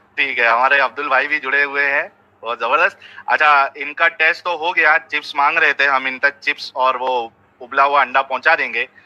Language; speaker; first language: Hindi; native; Hindi